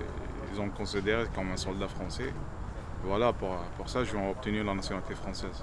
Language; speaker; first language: French; non-native, local second language; Arabic